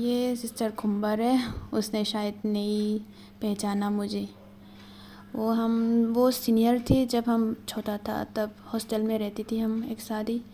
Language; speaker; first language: Hindi; non-native, local second language; Kok Borok